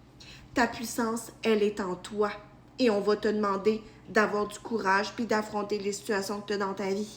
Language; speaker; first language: French; native; French